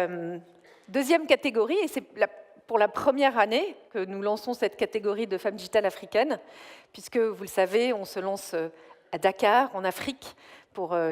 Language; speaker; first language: French; native; French